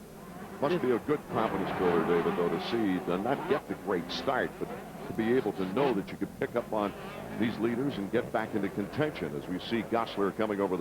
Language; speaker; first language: English; native; English